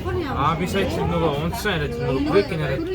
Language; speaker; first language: Mongolian; early bilingual, heritage; Mongolian